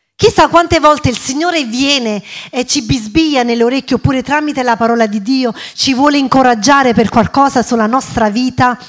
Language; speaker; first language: Italian; early bilingual, other home language; English